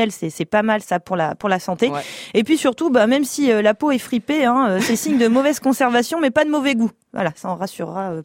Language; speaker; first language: French; native; French